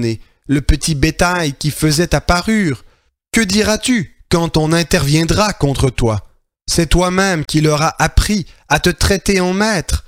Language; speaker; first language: French; native; French